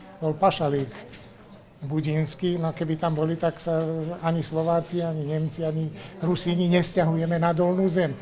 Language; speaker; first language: Slovak; early bilingual, heritage; Slovak